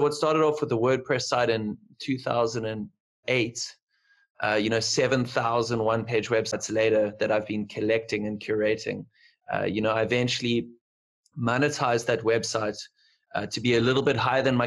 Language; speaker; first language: English; native; English